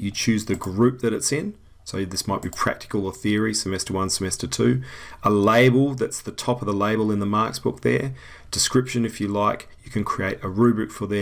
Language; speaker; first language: English; native; English